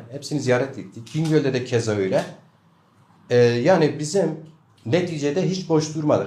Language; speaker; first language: Turkish; non-native, local second language; Kurdish